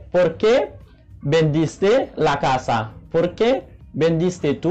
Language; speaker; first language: Spanish; non-native, learner; Haitian Creole